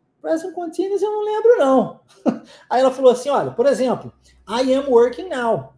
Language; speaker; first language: Portuguese; non-native, fluent; English